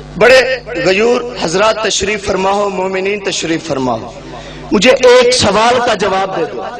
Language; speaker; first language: Urdu; non-native, local second language; Saraiki